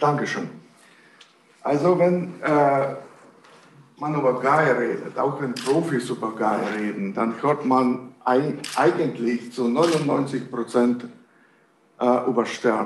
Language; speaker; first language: German; non-native, fluent; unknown